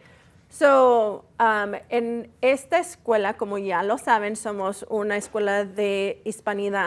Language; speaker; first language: Spanish; early bilingual, heritage; Spanish